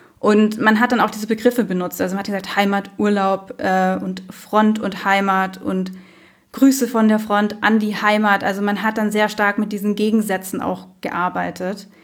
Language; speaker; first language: German; native; German